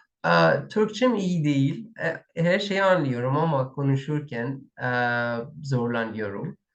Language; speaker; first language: Turkish; non-native, learner; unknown